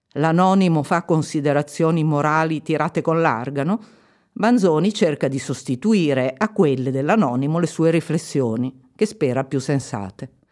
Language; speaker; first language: Italian; native; Italian